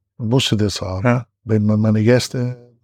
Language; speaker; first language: German; non-native, learner; Italian